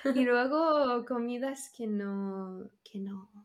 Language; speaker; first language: Spanish; non-native, fluent; English